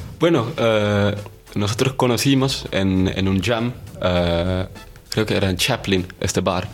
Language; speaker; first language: Spanish; non-native, learner; Finnish